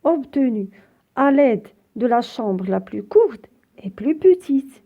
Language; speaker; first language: French; non-native, local second language; Arabic